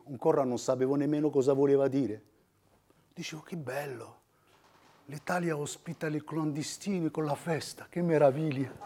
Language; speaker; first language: Italian; non-native, fluent; Arabic